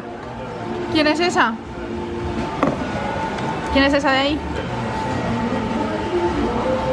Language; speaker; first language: Spanish; native; Spanish